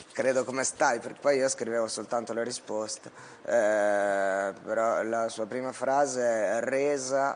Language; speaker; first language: Italian; native; Italian